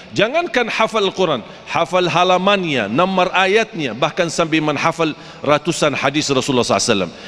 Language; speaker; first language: Malay; non-native, fluent; Arabic